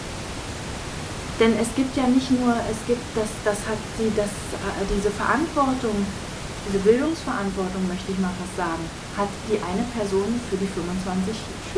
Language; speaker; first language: German; native; German